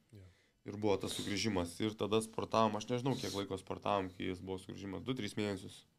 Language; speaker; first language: Lithuanian; native; Lithuanian